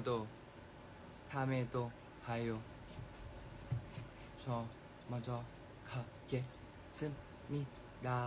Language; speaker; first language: Korean; non-native, fluent; Thai